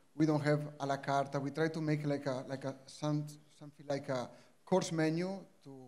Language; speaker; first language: English; non-native, fluent; Italian